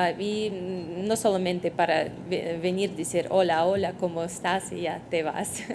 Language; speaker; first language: Spanish; non-native, fluent; Russian